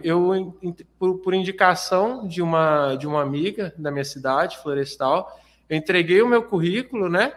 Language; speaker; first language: Portuguese; native; Portuguese